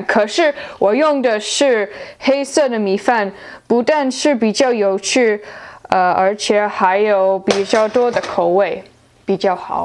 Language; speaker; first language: Chinese; non-native, learner; English